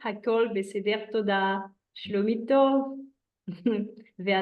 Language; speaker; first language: Hebrew; non-native, learner; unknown